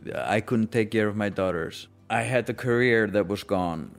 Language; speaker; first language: English; non-native, fluent; Icelandic